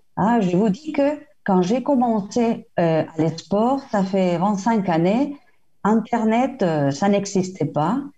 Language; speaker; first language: French; non-native, fluent; Spanish